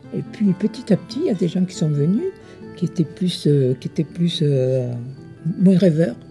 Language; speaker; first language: French; early bilingual, other home language; Italian